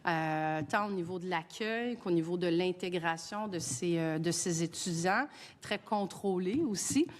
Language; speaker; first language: French; native; French